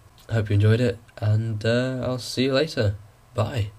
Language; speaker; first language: English; native; English